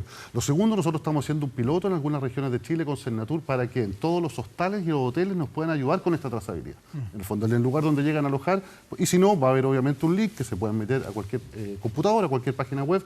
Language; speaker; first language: Spanish; native; Spanish